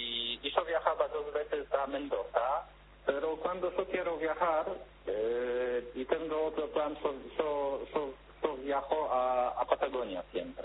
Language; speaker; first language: Spanish; non-native, fluent; Polish